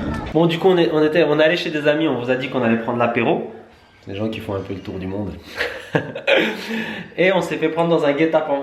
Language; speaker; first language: French; native; French